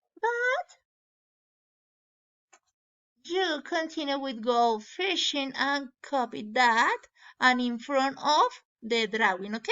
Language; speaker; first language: English; non-native, learner; Spanish